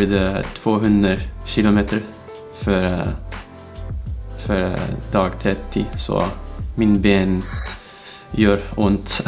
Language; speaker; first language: Swedish; non-native, learner; Dutch